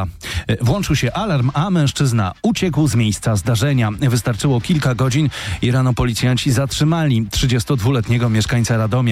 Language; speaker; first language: Polish; native; Polish